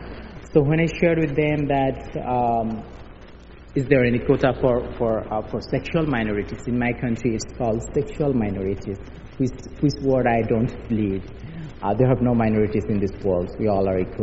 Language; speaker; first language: English; non-native, local second language; Bangla